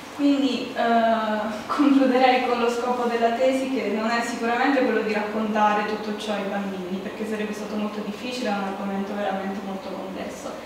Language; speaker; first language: Italian; early bilingual, other home language; Portuguese